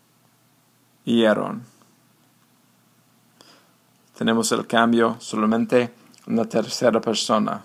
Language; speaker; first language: Spanish; non-native, fluent; English